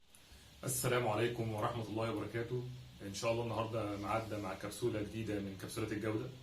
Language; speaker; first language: Arabic; native; Arabic